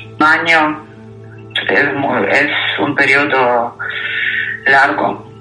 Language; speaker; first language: Spanish; non-native, fluent; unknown